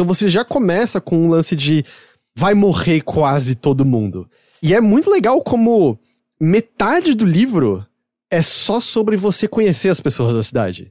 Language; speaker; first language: Portuguese; native; Portuguese